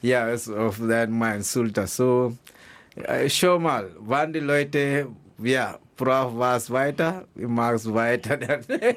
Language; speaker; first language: German; non-native, learner; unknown